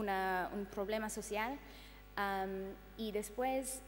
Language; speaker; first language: Spanish; non-native, fluent; English